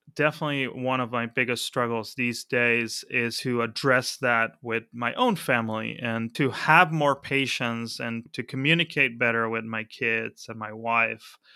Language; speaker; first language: English; non-native, fluent; Spanish